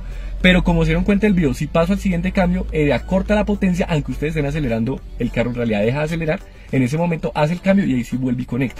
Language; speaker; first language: Spanish; native; Spanish